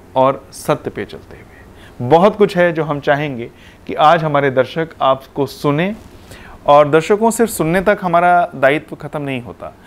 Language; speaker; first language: Hindi; non-native, local second language; Punjabi